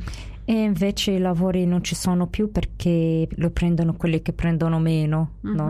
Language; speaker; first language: Italian; non-native, fluent; Arabic